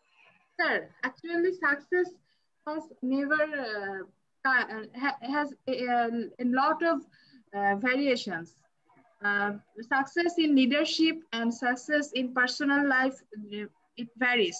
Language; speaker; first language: English; non-native, learner; Bangla